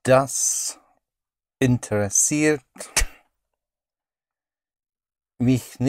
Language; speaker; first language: German; non-native, learner; English